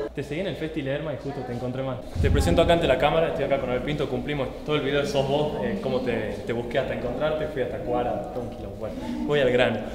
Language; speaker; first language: Spanish; native; Spanish